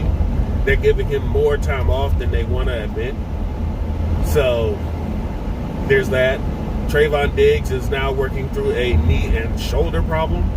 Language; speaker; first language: English; native; English